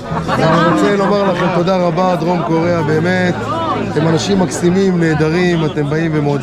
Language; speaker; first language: Hebrew; native; Hebrew